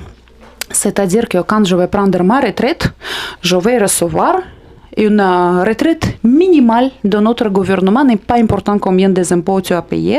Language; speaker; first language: French; non-native, fluent; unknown